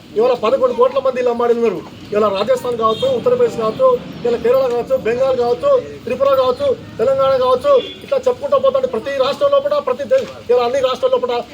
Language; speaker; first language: Telugu; non-native, local second language; Lambadi